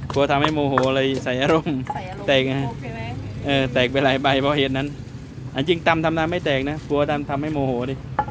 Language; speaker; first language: Thai; native; Thai